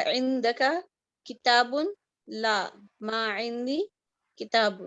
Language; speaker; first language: Arabic; non-native, learner; Urdu